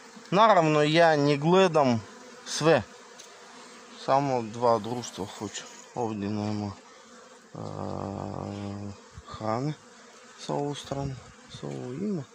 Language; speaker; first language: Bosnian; non-native, learner; Russian